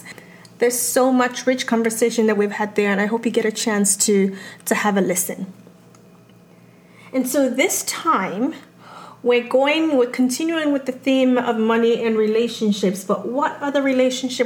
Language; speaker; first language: English; non-native, local second language; Yoruba